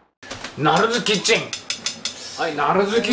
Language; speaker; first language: Japanese; native; Japanese